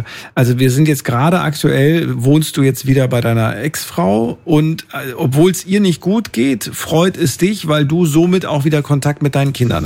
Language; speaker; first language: German; native; German